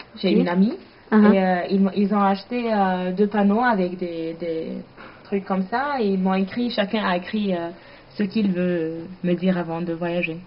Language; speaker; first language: French; non-native, fluent; Arabic